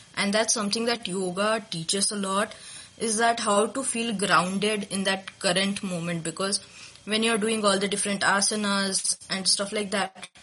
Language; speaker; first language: English; non-native, local second language; Telugu